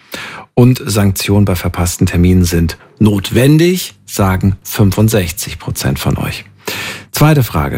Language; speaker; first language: German; native; German